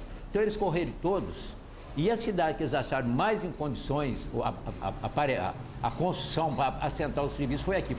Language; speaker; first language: Portuguese; native; Portuguese